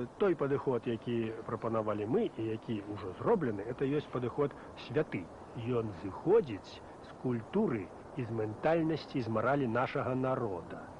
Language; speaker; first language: Belarusian; native; Belarusian